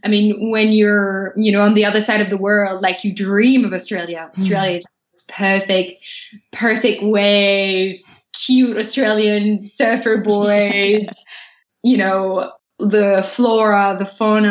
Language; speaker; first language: English; non-native, fluent; French